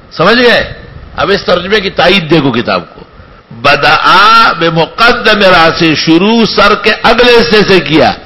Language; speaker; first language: Urdu; non-native, local second language; Pashto